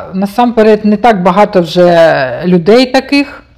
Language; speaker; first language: Ukrainian; non-native, local second language; Russian